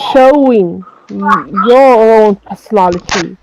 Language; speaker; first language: English; non-native, learner; French